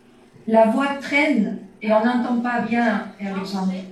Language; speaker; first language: French; native; French